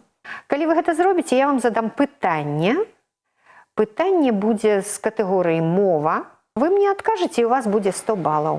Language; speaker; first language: Belarusian; native; Belarusian